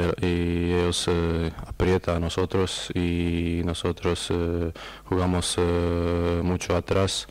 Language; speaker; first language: Spanish; non-native, learner; Croatian